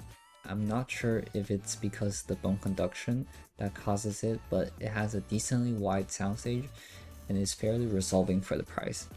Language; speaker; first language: English; non-native, fluent; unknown